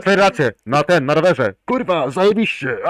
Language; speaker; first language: Polish; native; Polish